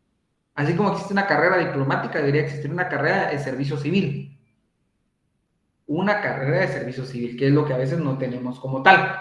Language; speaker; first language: Spanish; native; Spanish